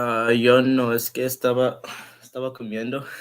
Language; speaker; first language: Spanish; non-native, learner; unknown